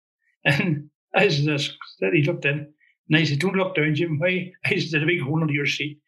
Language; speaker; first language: English; native; English